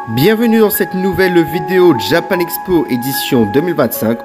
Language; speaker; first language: French; native; French